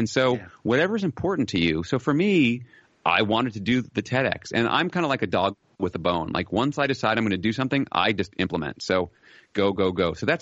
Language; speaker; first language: English; native; English